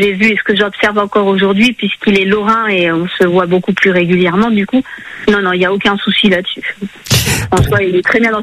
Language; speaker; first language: French; native; French